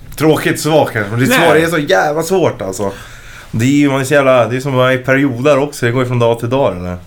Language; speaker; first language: Swedish; native; Swedish